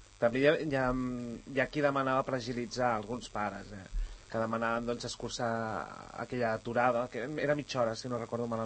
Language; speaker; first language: Catalan; native; Catalan